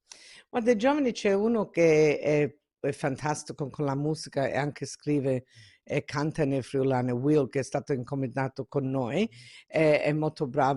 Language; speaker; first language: Italian; early bilingual, heritage; Italian